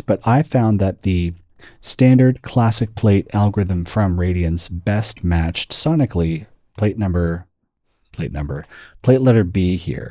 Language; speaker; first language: English; native; English